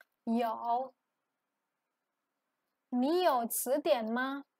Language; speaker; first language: Chinese; non-native, fluent; Indonesian